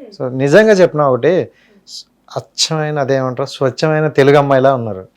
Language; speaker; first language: Telugu; native; Telugu